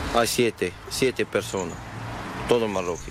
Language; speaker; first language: Spanish; non-native, learner; Arabic